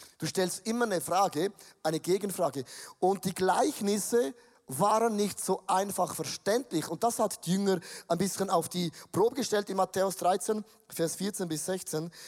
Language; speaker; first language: German; native; German